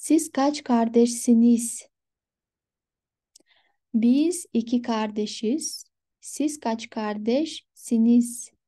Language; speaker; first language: Turkish; non-native, fluent; Kyrgyz